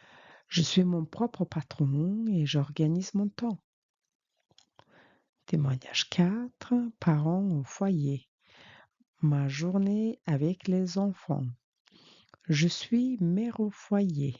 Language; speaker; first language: French; non-native, fluent; Mongolian